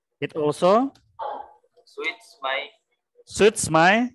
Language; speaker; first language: English; non-native, learner; Indonesian